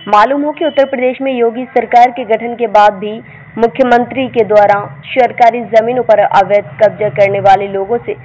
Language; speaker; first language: Hindi; native; Hindi